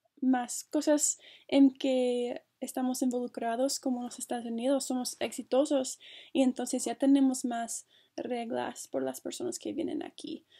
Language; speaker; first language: Spanish; non-native, fluent; English